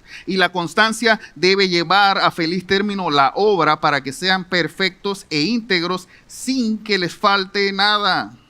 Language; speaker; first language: Spanish; native; Spanish